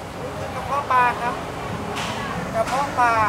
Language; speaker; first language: Thai; native; Thai